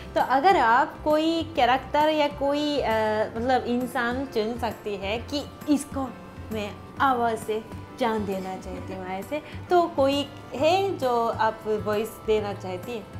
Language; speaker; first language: Hindi; non-native, fluent; Japanese